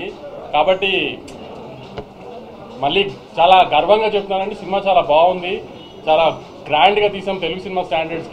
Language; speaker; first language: Telugu; native; Telugu